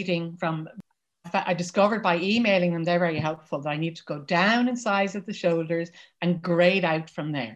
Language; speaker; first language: English; native; English